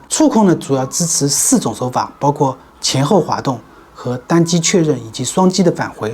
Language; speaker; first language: Chinese; native; Chinese